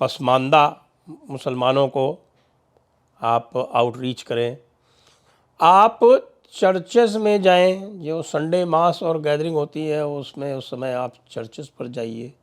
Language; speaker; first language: Hindi; native; Hindi